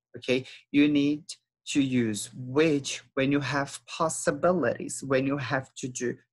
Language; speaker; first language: English; non-native, fluent; Portuguese